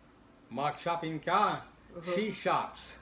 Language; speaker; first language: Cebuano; non-native, learner; English